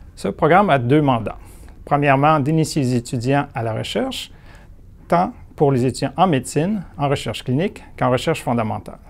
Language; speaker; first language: French; native; French